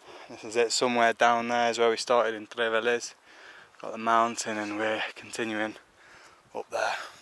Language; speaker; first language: English; native; English